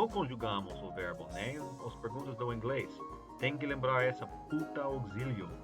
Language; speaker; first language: Portuguese; non-native, fluent; English